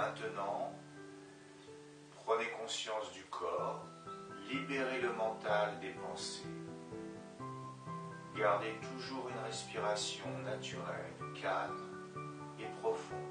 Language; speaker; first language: French; native; French